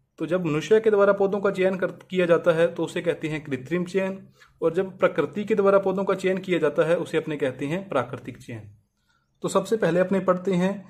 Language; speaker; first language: Hindi; native; Hindi